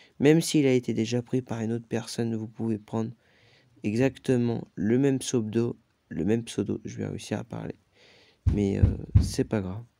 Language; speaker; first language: French; native; French